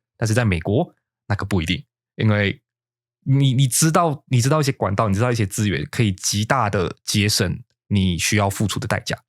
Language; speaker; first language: Chinese; native; Chinese